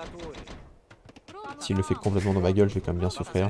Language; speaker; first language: French; native; French